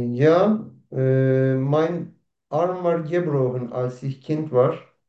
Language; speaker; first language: German; non-native, learner; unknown